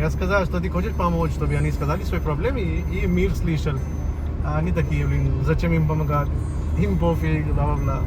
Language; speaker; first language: Russian; non-native, learner; Hindi